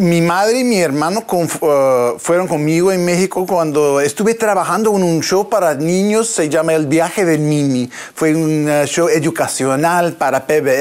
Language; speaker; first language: Spanish; non-native, learner; English